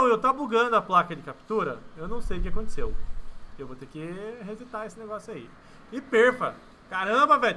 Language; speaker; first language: Portuguese; native; Portuguese